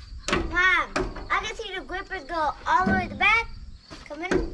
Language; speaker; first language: English; native; English